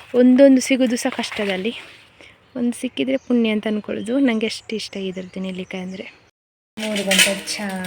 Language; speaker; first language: Kannada; non-native, local second language; Konkani